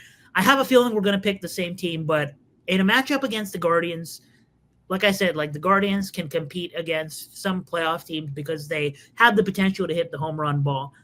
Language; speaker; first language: English; native; English